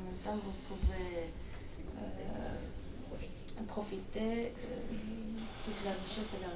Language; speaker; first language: French; non-native, fluent; Armenian